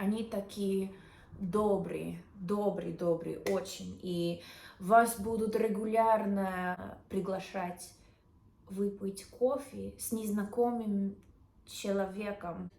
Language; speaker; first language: Russian; non-native, learner; English